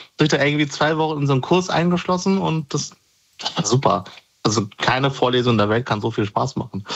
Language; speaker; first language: German; native; German